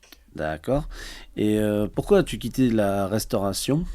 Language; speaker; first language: French; native; French